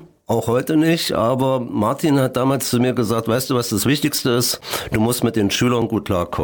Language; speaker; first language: German; native; German